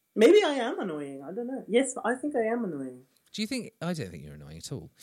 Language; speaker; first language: English; non-native, fluent; Swedish